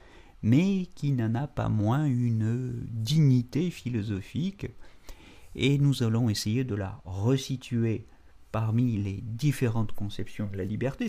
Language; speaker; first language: French; native; French